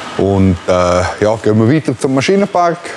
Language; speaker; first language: German; native; German